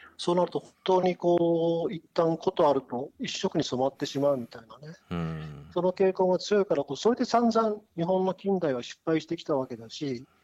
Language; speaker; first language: Japanese; native; Japanese